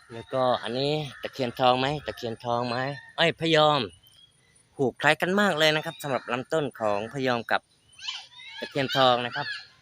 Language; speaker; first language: Thai; non-native, local second language; Malay